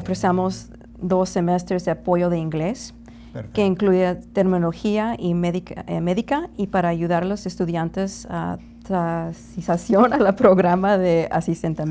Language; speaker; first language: Spanish; non-native, learner; English